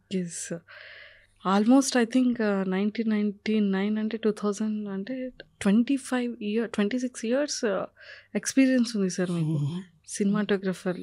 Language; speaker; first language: Telugu; native; Telugu